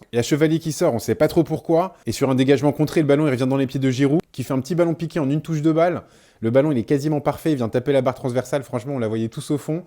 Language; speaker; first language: French; native; French